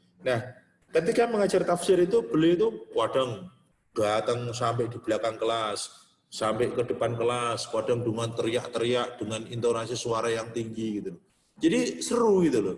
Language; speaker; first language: Indonesian; non-native, local second language; Javanese